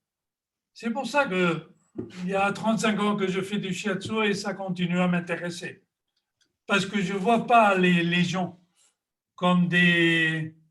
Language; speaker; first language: French; non-native, fluent; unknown